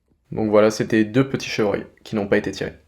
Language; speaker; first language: French; native; French